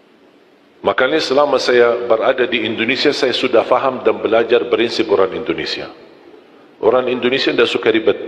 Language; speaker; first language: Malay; non-native, fluent; Arabic